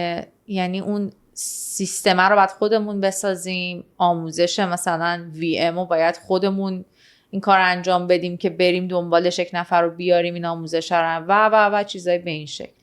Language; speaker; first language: Persian; native; Persian